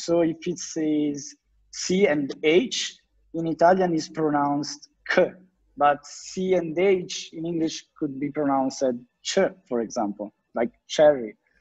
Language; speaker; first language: English; non-native, fluent; Italian